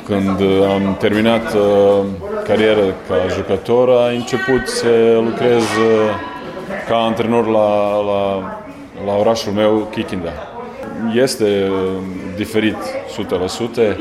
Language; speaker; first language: Romanian; non-native, learner; Serbian